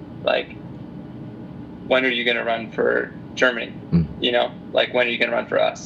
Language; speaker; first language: English; native; English